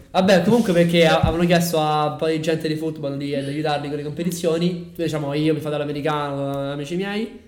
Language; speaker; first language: Italian; native; Italian